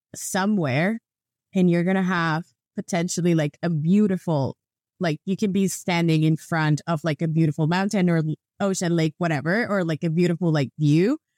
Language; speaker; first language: English; non-native, fluent; Spanish